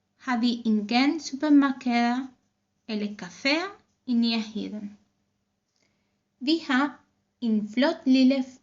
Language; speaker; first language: Danish; non-native, learner; Spanish